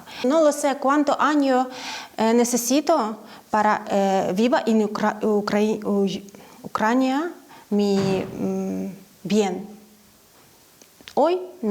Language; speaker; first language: Spanish; non-native, learner; Ukrainian